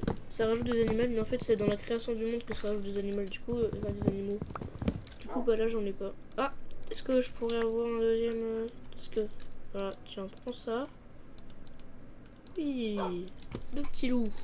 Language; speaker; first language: French; native; French